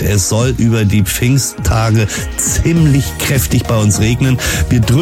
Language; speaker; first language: German; native; German